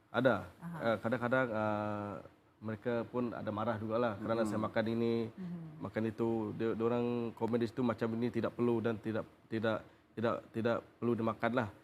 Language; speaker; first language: Malay; non-native, local second language; Iban